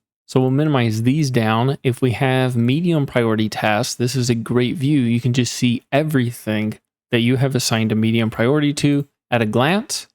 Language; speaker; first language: English; native; English